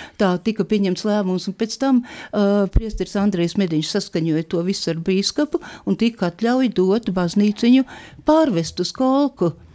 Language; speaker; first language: Latvian; native; Latvian